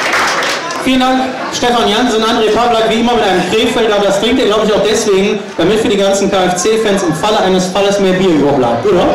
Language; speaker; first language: German; native; German